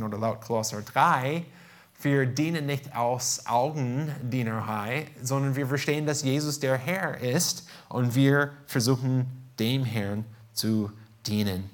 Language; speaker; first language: German; non-native, fluent; English